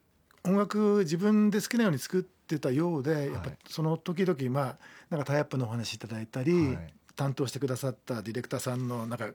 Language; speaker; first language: Japanese; native; Japanese